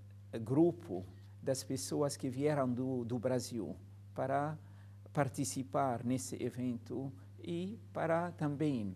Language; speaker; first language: Portuguese; non-native, fluent; Arabic